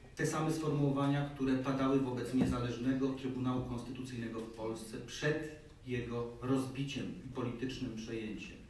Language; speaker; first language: Polish; native; Polish